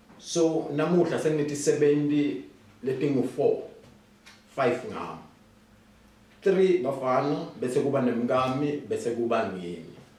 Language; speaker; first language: Zulu; non-native, local second language; Swati